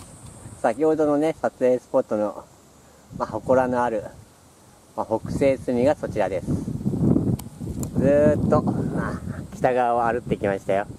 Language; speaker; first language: Japanese; native; Japanese